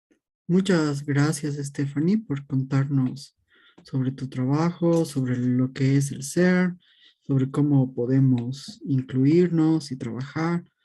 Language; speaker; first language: Spanish; native; Spanish